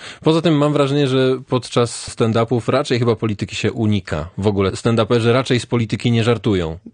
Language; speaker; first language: Polish; native; Polish